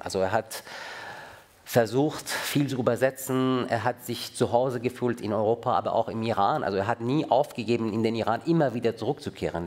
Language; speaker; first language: German; non-native, fluent; Persian